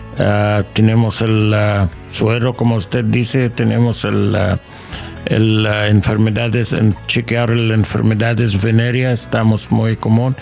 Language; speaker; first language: Spanish; non-native, learner; English